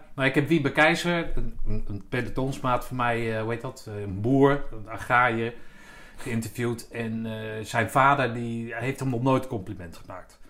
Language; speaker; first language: Dutch; native; Dutch